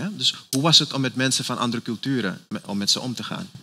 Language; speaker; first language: Dutch; native; Dutch